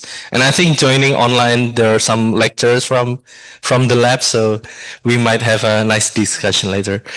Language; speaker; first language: English; non-native, fluent; Indonesian